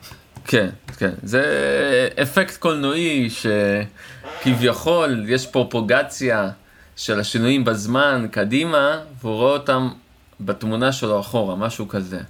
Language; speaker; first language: Hebrew; native; Hebrew